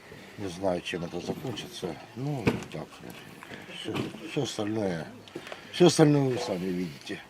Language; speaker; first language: Russian; native; Russian